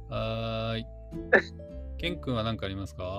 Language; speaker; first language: Japanese; native; Japanese